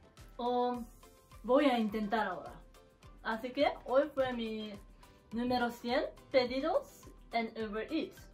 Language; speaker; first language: Spanish; non-native, learner; Japanese